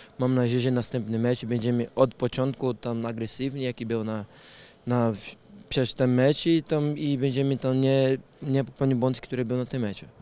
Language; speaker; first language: Polish; non-native, learner; Portuguese